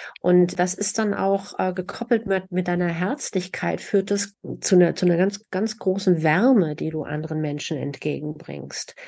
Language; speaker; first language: German; native; German